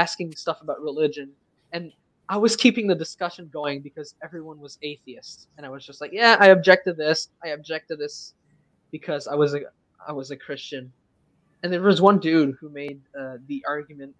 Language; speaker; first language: English; non-native, fluent; French